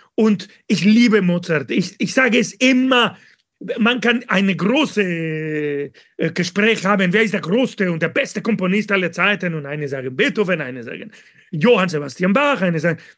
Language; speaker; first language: German; non-native, learner; Spanish